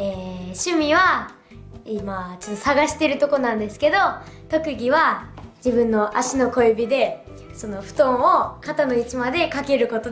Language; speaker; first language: Japanese; native; Japanese